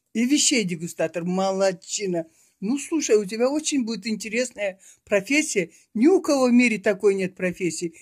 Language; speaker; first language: Russian; non-native, local second language; Karachay-Balkar